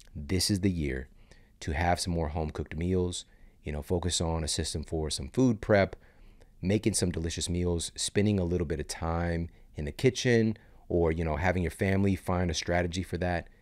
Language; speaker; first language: English; native; English